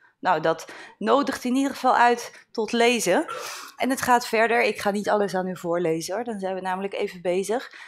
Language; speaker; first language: Dutch; native; Dutch